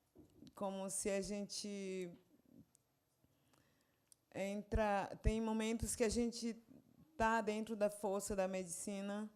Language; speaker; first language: Portuguese; non-native, local second language; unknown